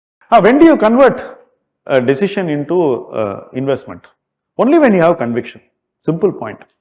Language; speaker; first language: English; non-native, local second language; Tamil